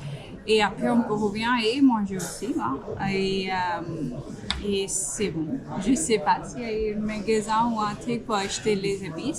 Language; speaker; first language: French; non-native, fluent; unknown